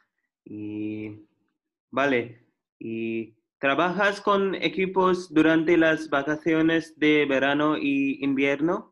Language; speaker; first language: Spanish; non-native, learner; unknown